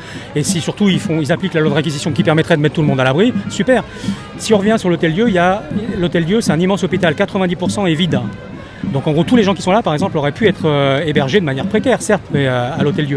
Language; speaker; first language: French; native; French